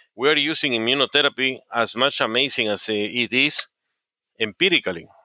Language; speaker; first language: English; non-native, fluent; Spanish